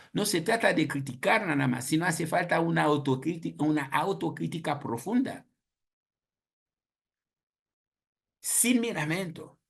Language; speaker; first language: Spanish; non-native, fluent; Haitian Creole